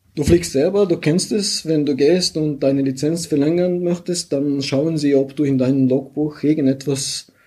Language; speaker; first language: German; non-native, fluent; Bulgarian